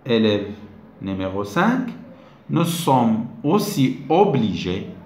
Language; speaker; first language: French; non-native, local second language; Arabic